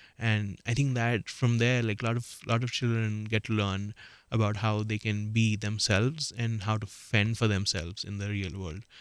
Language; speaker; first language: English; non-native, local second language; Marathi